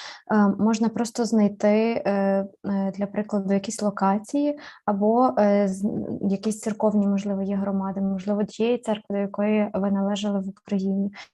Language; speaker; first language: Ukrainian; native; Ukrainian